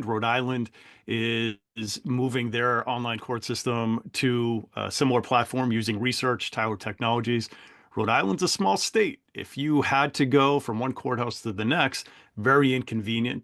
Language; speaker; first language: English; native; English